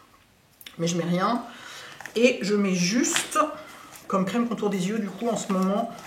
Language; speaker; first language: French; native; French